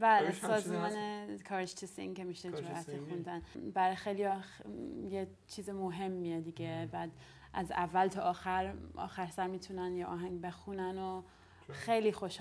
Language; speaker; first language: Persian; early bilingual, heritage; Persian